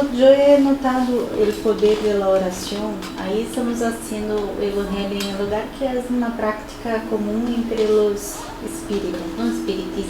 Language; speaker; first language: Spanish; non-native, fluent; Portuguese